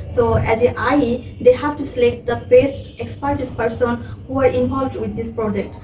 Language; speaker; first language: English; non-native, local second language; Bangla